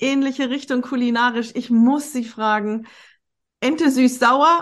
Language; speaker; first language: German; native; German